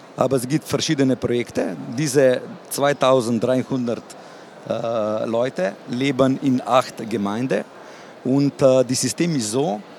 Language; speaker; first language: German; non-native, learner; Slovenian